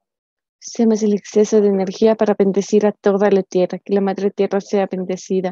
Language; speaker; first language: Spanish; native; Spanish